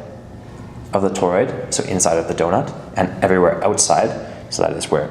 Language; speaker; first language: English; native; English